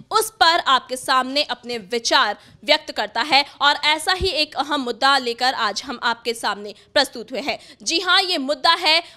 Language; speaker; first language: Hindi; native; Hindi